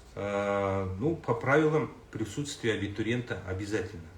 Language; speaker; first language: Russian; non-native, local second language; Kazakh